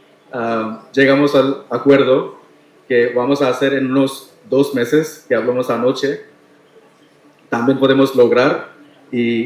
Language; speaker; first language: Spanish; non-native, learner; Tamil